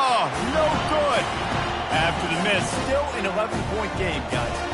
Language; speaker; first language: English; native; English